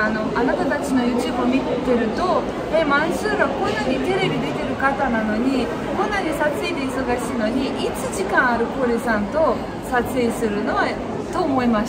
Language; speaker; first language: Japanese; non-native, fluent; Romanian